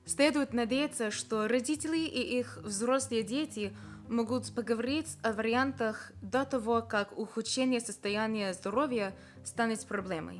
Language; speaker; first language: Russian; non-native, fluent; English